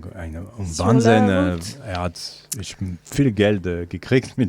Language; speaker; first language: German; non-native, learner; French